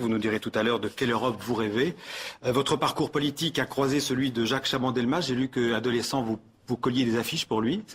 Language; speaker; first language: French; native; French